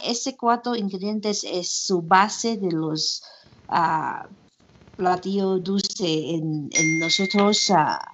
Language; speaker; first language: Spanish; non-native, learner; Thai